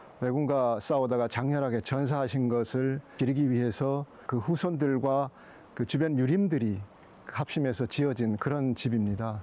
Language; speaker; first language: Korean; native; Korean